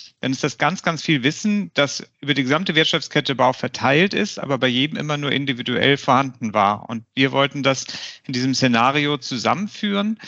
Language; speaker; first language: German; native; German